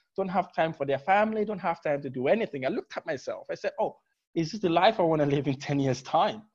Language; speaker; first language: English; non-native, fluent; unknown